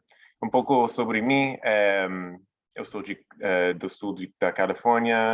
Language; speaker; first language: Portuguese; non-native, fluent; English